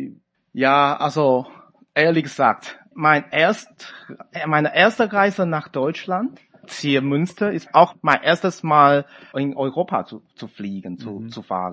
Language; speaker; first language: German; non-native, fluent; Chinese